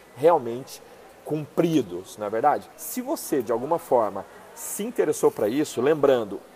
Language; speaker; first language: Portuguese; native; Portuguese